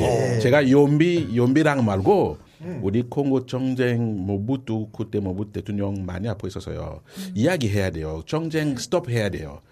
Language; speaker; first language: Korean; non-native, learner; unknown